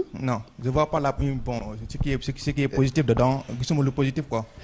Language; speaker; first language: French; non-native, local second language; Wolof